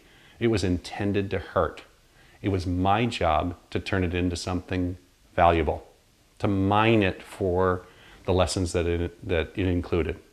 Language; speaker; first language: English; native; English